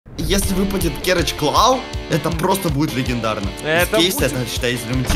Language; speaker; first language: Russian; native; Russian